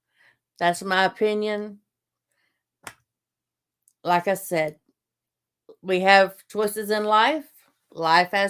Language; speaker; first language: English; native; English